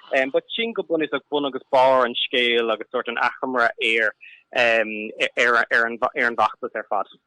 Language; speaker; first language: Irish; non-native, local second language; English